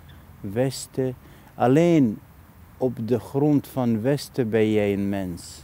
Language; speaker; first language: Dutch; non-native, fluent; Arabic